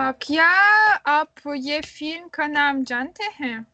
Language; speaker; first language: Hindi; non-native, learner; Russian